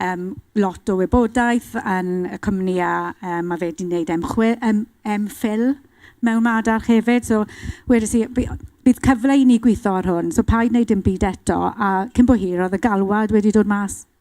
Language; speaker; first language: Welsh; non-native, local second language; English